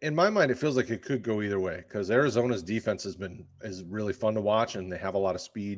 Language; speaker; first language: English; native; English